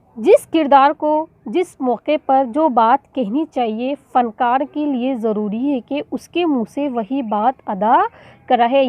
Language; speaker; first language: Urdu; native; Urdu